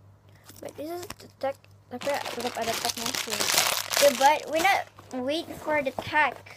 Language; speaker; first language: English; non-native, learner; Indonesian